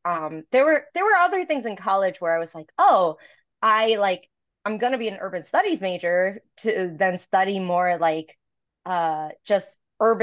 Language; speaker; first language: English; early bilingual, other home language; Cantonese